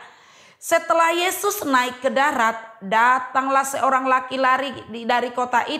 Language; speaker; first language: Indonesian; native; Indonesian